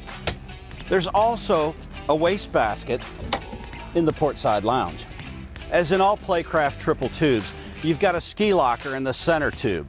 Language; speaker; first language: English; native; English